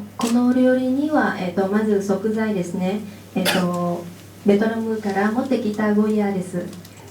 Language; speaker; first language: Japanese; non-native, fluent; Vietnamese